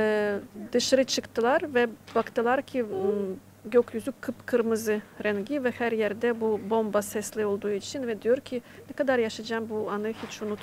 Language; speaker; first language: Turkish; non-native, fluent; Ukrainian